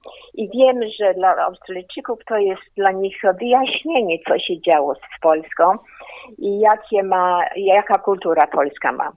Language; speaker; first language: Polish; early bilingual, heritage; Polish